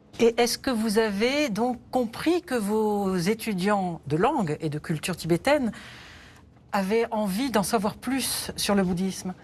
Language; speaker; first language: French; native; French